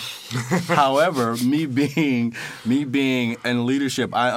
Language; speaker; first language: English; native; English